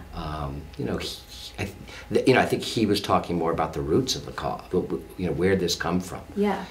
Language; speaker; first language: English; native; English